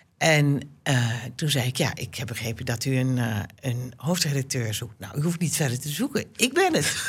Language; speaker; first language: Dutch; native; Dutch